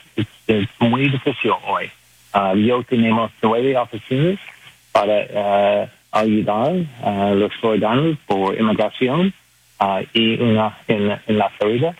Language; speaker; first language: Spanish; non-native, learner; English